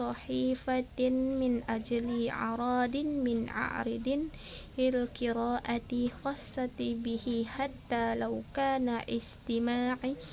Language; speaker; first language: Arabic; non-native, learner; Indonesian